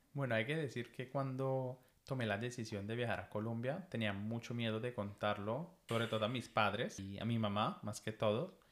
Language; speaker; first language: Spanish; non-native, fluent; Italian